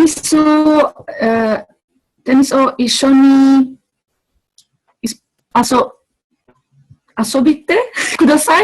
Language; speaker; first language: Japanese; non-native, learner; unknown